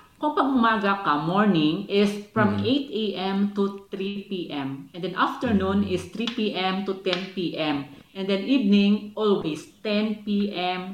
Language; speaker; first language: English; non-native, local second language; Hiligaynon